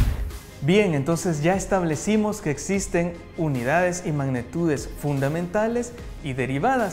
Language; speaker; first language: Spanish; native; Spanish